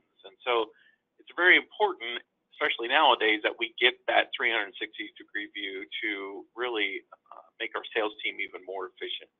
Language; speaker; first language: English; native; English